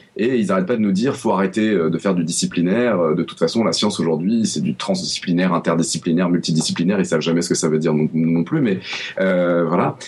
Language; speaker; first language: French; native; French